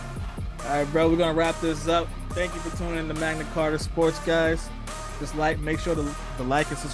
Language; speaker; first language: English; native; English